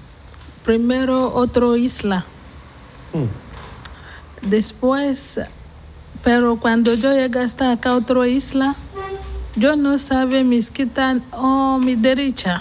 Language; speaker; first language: Spanish; non-native, learner; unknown